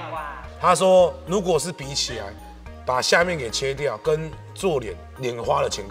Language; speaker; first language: Chinese; native; Chinese